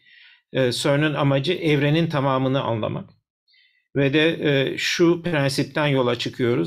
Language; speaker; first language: Turkish; native; Turkish